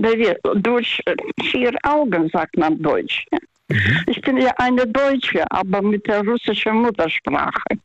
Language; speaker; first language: German; non-native, learner; Russian